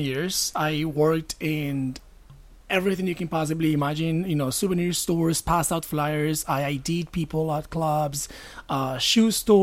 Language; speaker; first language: English; non-native, fluent; Spanish